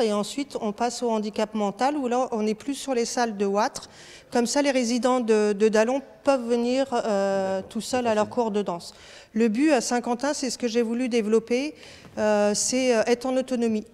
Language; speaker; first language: French; native; French